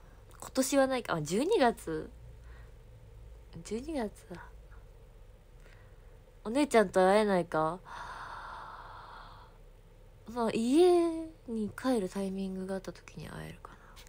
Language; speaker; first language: Japanese; native; Japanese